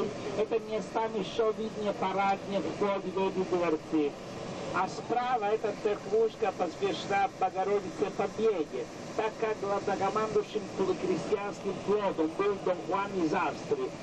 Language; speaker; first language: Russian; non-native, fluent; Italian